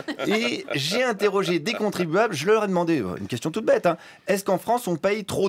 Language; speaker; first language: French; native; French